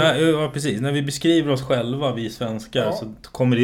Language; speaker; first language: Swedish; native; Swedish